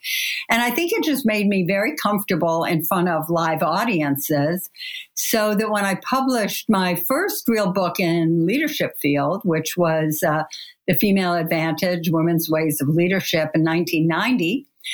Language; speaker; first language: English; native; English